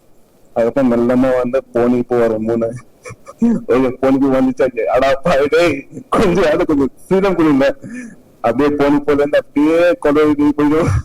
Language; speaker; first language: Tamil; non-native, local second language; Telugu